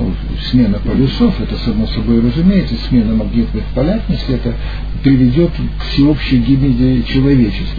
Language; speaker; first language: Russian; native; Russian